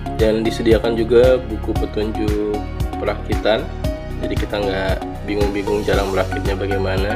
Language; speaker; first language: Indonesian; native; Indonesian